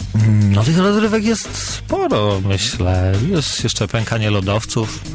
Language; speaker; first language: Polish; native; Polish